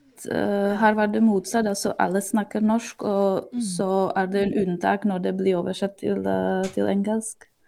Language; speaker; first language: Norwegian; non-native, fluent; Slovak